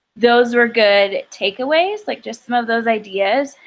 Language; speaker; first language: English; native; English